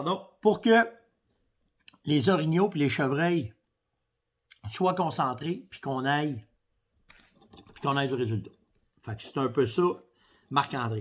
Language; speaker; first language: French; native; French